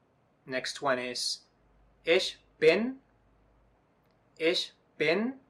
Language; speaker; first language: German; non-native, learner; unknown